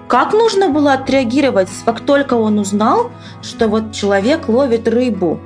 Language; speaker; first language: Russian; native; Russian